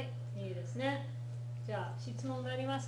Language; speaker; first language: Japanese; non-native, fluent; English